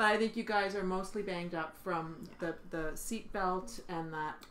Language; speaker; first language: English; native; English